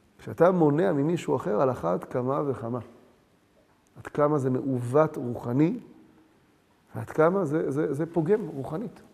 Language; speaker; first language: Hebrew; early bilingual, other home language; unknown